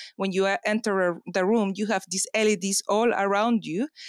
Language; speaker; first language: English; non-native, fluent; Spanish